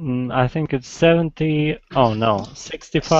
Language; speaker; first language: English; non-native, fluent; Russian